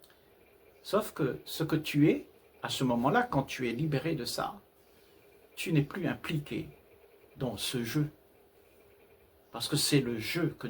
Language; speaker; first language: French; native; French